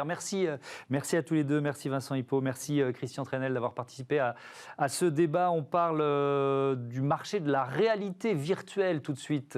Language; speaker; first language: French; native; French